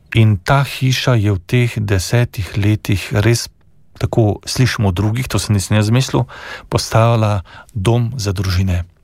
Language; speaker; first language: Slovenian; native; Slovenian